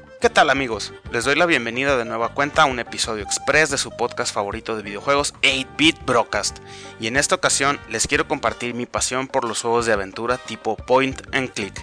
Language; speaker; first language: Spanish; native; Spanish